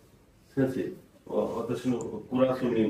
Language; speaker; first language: Japanese; non-native, learner; Bangla